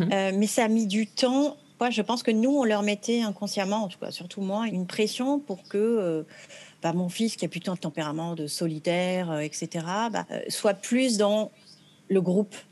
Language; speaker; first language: French; early bilingual, other home language; Arabic